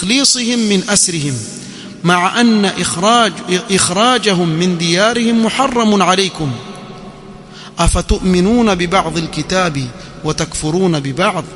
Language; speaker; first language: Arabic; non-native, fluent; Swahili